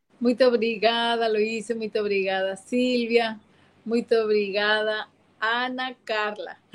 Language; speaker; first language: Portuguese; non-native, learner; Spanish